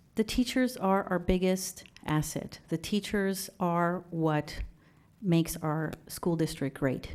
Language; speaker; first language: English; early bilingual, other home language; Persian